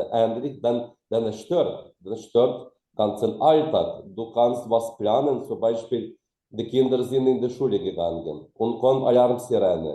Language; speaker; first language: German; non-native, fluent; Ukrainian